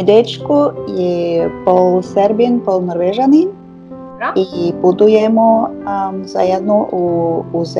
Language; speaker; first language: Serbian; non-native, learner; Norwegian